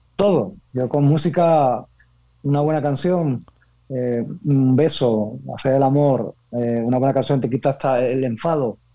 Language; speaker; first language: Spanish; native; Spanish